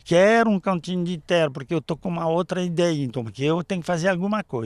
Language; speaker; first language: Portuguese; non-native, fluent; French